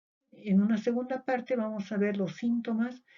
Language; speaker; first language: Spanish; native; Spanish